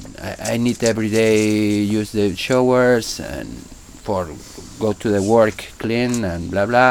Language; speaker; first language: English; non-native, learner; Spanish